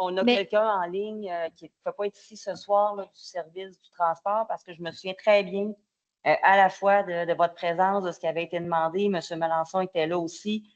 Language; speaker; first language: French; native; French